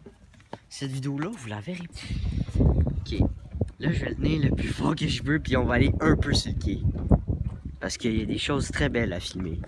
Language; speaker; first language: French; native; French